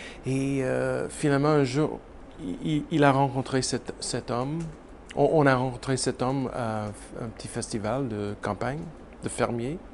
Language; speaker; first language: French; non-native, learner; English